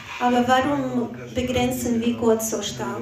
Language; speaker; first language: German; non-native, fluent; Russian